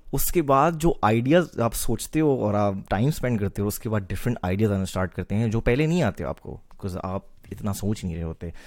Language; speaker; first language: Urdu; native; Urdu